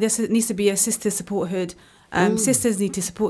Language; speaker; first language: English; native; English